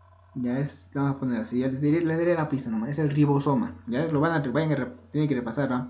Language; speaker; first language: Spanish; native; Spanish